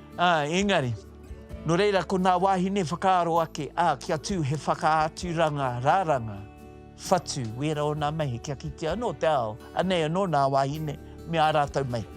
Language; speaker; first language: Māori; native; Māori